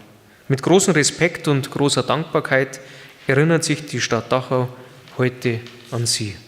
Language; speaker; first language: German; native; German